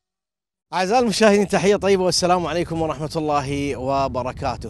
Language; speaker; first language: Arabic; native; Arabic